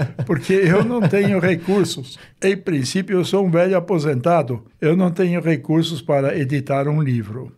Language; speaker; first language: Portuguese; early bilingual, other home language; German